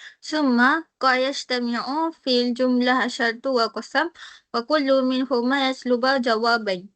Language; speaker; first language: Arabic; non-native, fluent; Malay